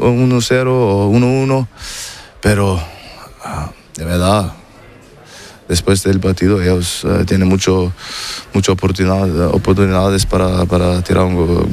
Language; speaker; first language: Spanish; non-native, learner; German